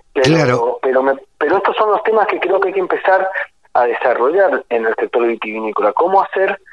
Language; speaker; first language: Spanish; native; Spanish